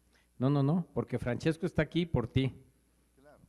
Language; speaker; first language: Spanish; native; Spanish